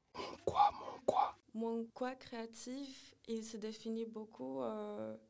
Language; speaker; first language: French; non-native, fluent; Portuguese